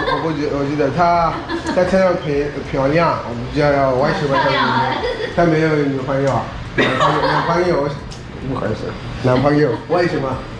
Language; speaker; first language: Chinese; non-native, learner; English